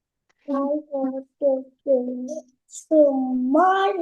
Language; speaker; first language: English; non-native, learner; Vietnamese